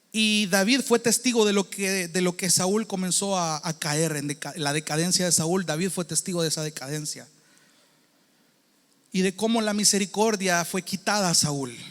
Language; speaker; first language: Spanish; native; Spanish